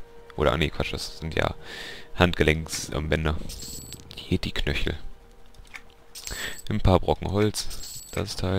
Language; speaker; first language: German; native; German